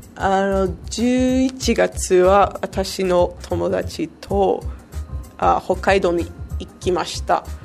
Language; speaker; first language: Japanese; non-native, learner; English